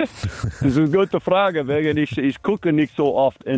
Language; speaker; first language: German; non-native, fluent; English